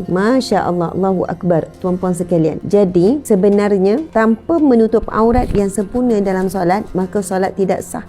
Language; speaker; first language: Malay; native; Malay